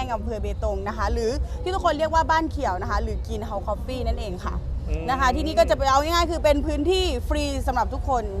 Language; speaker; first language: Thai; native; Thai